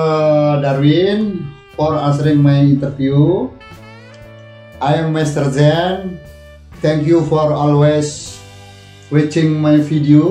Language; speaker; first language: English; non-native, learner; Indonesian